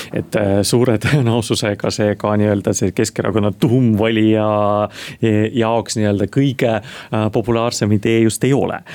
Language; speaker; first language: Estonian; non-native, local second language; Russian